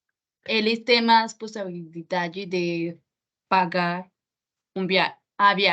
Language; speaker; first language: Portuguese; non-native, learner; Spanish